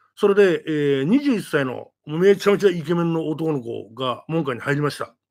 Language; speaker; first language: Japanese; native; Japanese